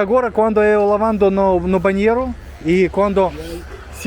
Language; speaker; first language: Portuguese; non-native, learner; Russian